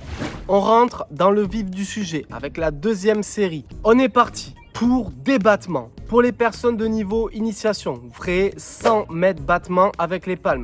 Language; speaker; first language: French; native; French